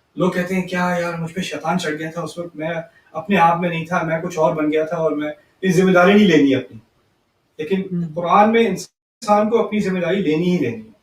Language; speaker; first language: Urdu; early bilingual, heritage; Urdu